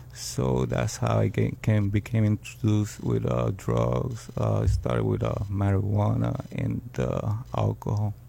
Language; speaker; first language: English; early bilingual, other home language; Spanish